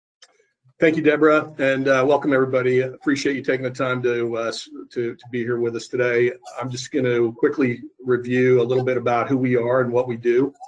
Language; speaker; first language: English; native; English